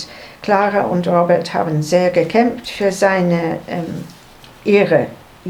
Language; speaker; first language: German; non-native, learner; English